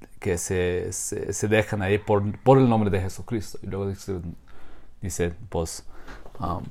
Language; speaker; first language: Spanish; non-native, fluent; English